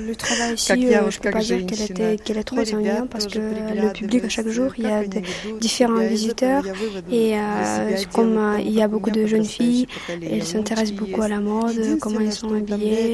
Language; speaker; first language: French; non-native, fluent; Russian